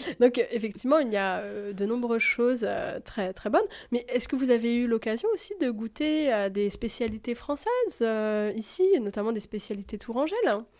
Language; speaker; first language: French; native; French